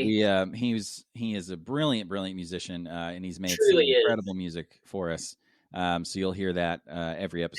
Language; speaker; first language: English; native; English